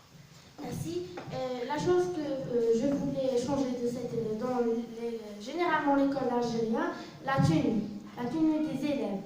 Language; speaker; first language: French; non-native, learner; Arabic